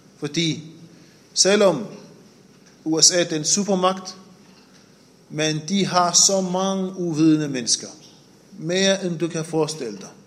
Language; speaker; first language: Danish; non-native, fluent; Arabic